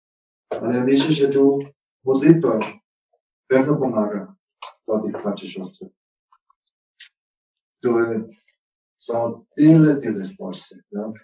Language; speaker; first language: Polish; non-native, learner; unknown